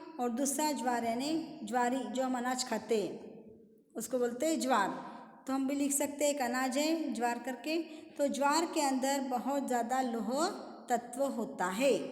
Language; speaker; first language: Hindi; non-native, local second language; Marathi